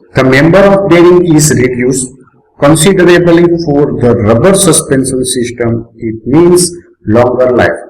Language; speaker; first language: English; non-native, local second language; Gujarati